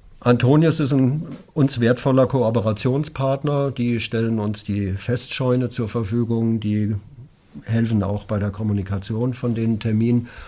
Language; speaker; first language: German; native; German